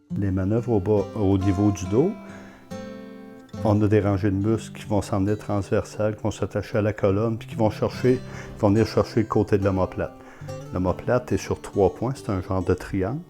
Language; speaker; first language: French; native; French